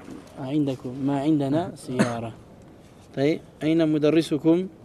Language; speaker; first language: Arabic; early bilingual, heritage; Arabic